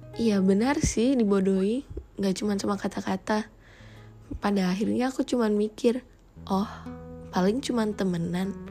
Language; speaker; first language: Indonesian; native; Indonesian